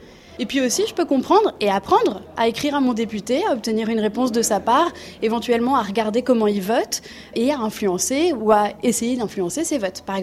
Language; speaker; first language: French; native; French